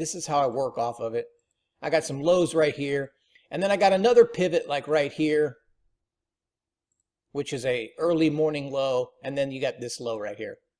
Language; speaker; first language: English; native; English